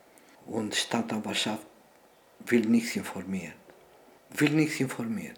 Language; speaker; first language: German; non-native, learner; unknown